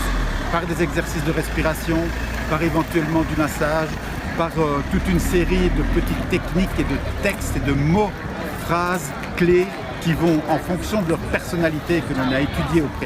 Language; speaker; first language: French; native; French